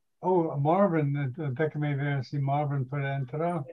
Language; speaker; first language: Spanish; non-native, learner; English